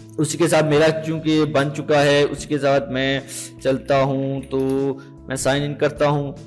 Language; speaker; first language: Urdu; non-native, local second language; Punjabi